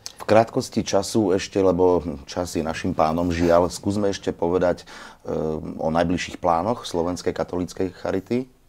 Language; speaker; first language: Slovak; native; Slovak